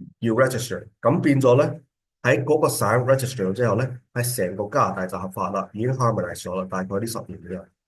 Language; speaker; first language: Cantonese; early bilingual, heritage; Cantonese